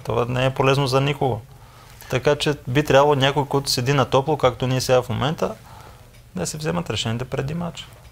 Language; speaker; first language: Bulgarian; non-native, fluent; Greek